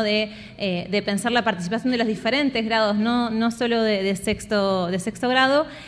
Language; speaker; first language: Spanish; native; Spanish